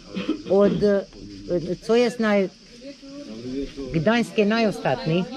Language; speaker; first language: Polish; non-native, learner; Croatian